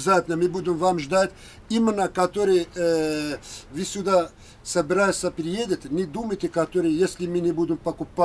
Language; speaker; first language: Russian; non-native, learner; Turkish